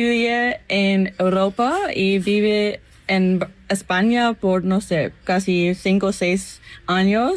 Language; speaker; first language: Spanish; non-native, learner; English